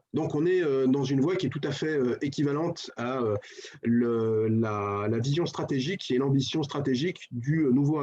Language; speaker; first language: French; native; French